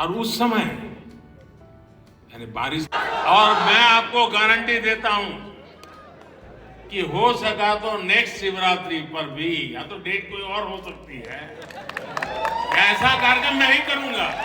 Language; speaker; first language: Hindi; native; Hindi